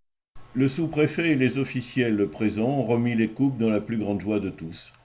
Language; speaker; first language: French; native; French